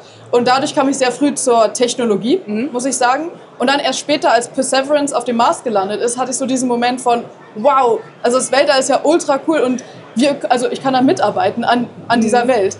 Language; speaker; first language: German; native; German